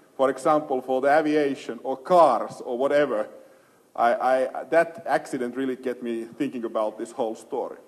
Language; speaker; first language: English; non-native, fluent; Finnish